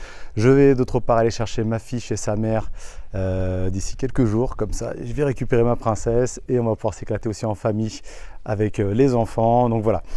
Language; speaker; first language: French; early bilingual, other home language; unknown